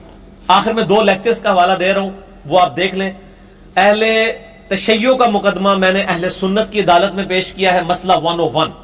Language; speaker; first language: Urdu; non-native, local second language; Punjabi